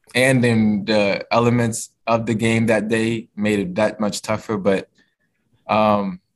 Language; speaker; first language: English; native; English